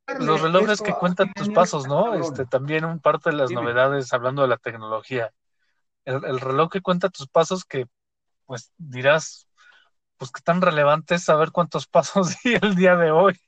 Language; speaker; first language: Spanish; native; Spanish